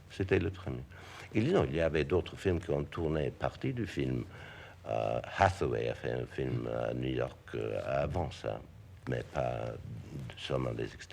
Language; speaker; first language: French; non-native, fluent; English